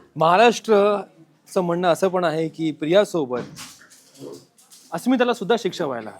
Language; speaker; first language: Marathi; non-native, local second language; Gujarati